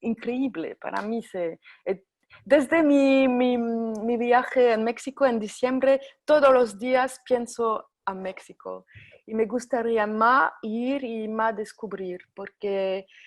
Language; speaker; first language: Spanish; non-native, fluent; French